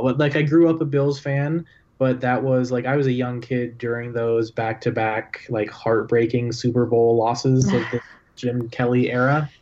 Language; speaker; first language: English; native; English